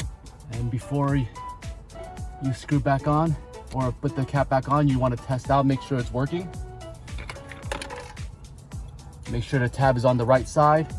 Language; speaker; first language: English; native; English